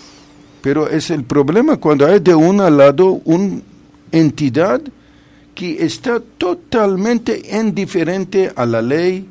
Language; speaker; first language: Spanish; non-native, fluent; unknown